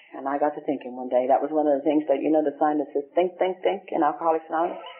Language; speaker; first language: English; native; English